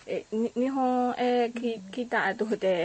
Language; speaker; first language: Japanese; non-native, learner; Burmese